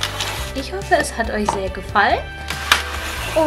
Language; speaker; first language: German; early bilingual, other home language; Russian